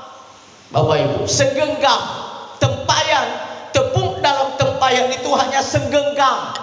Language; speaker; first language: Indonesian; native; Indonesian